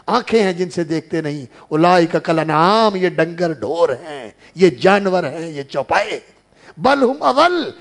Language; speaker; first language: Urdu; non-native, local second language; Punjabi